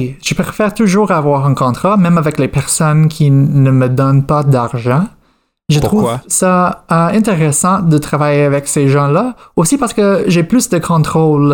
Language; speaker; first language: French; non-native, fluent; English